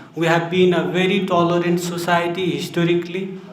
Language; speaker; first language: English; non-native, local second language; Nepali